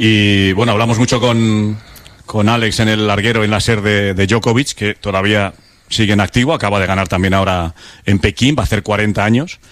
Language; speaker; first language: Spanish; native; Spanish